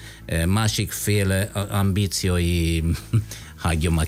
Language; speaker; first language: Hungarian; non-native, fluent; Italian